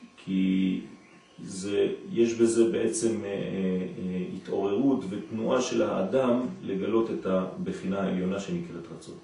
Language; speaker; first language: Hebrew; non-native, fluent; French